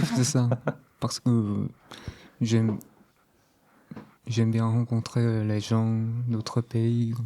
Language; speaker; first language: French; non-native, learner; Korean